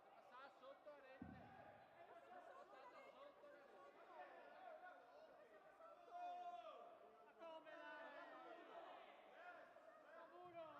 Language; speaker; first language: Italian; native; Italian